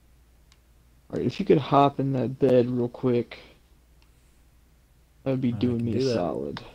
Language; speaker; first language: English; native; English